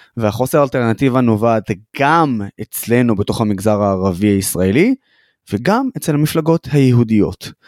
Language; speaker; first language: Hebrew; non-native, local second language; Arabic